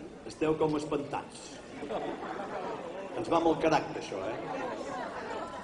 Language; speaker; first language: Catalan; native; Catalan